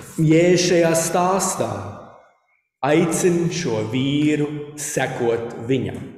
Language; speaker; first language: Latvian; early bilingual, heritage; Latvian